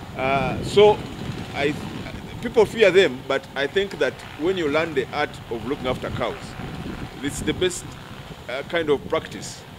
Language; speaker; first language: English; non-native, local second language; Ganda